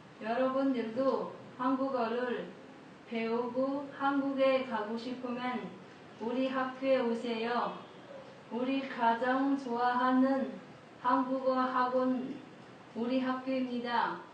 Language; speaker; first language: Korean; non-native, learner; Nepali